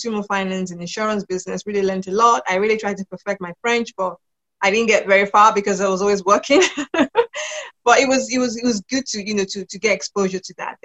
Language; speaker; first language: English; non-native, local second language; Yoruba